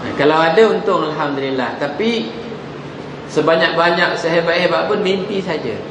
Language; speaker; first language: Malay; non-native, local second language; Javanese